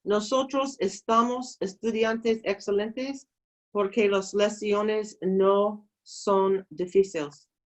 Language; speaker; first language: Spanish; non-native, learner; English